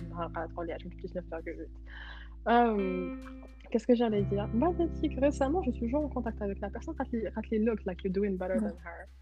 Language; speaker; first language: French; non-native, local second language; Arabic